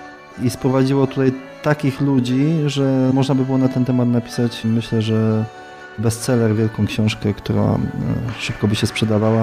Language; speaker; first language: Polish; native; Polish